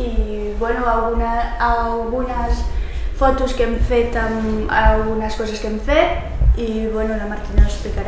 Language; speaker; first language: Catalan; non-native, learner; Portuguese